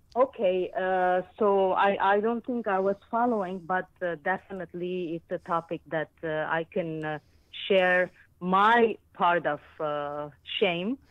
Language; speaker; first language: English; non-native, fluent; Arabic